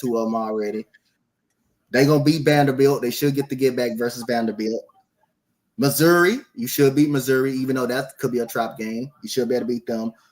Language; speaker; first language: English; native; English